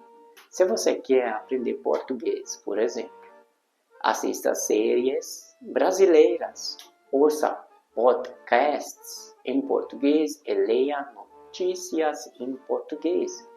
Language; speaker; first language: Portuguese; non-native, fluent; Hungarian